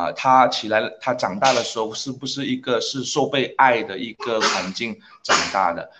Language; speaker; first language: Chinese; non-native, local second language; English